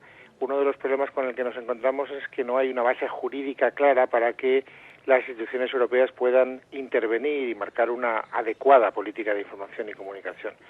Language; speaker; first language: Spanish; native; Spanish